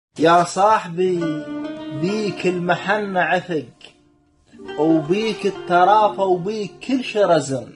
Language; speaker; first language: Arabic; native; Arabic